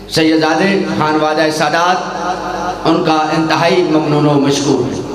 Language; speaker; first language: Urdu; non-native, local second language; Punjabi